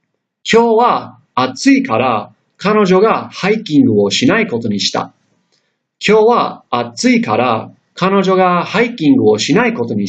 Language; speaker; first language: Japanese; non-native, fluent; English